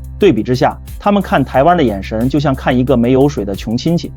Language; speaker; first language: Chinese; native; Chinese